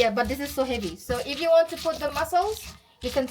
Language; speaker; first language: English; non-native, fluent; Indonesian